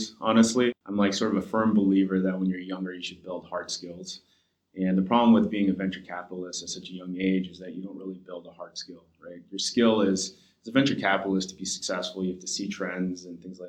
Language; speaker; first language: English; native; English